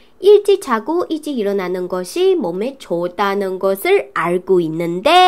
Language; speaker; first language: Korean; non-native, fluent; Chinese